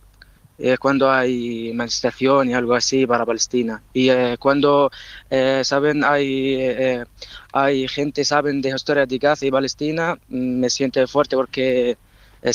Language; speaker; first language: Spanish; non-native, learner; Arabic